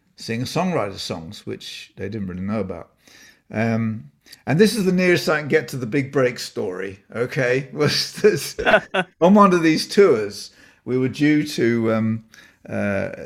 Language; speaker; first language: English; native; English